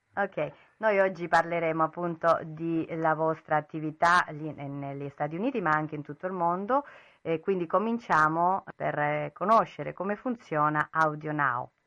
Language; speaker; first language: Italian; non-native, fluent; Spanish